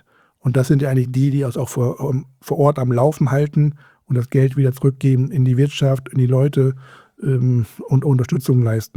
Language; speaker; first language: German; native; German